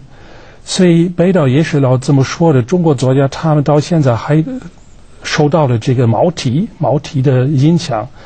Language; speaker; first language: Chinese; non-native, fluent; German